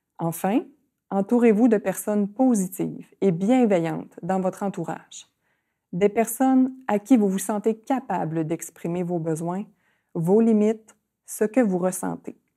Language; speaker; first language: French; native; French